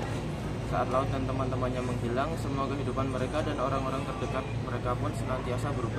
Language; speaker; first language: Indonesian; native; Indonesian